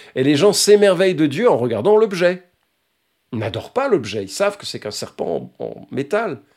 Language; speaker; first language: French; native; French